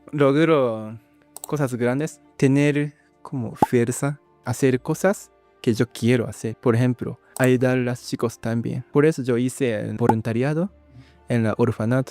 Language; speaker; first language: Spanish; non-native, learner; Japanese